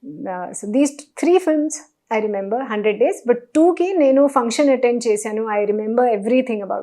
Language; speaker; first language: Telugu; non-native, learner; Hindi